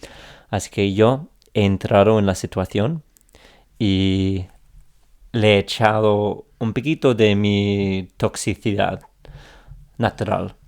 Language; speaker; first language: Spanish; non-native, fluent; English